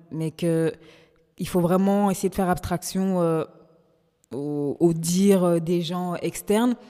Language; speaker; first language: French; native; French